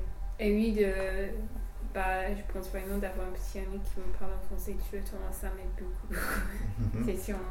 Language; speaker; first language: French; non-native, fluent; English